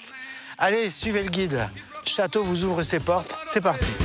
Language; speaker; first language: French; native; French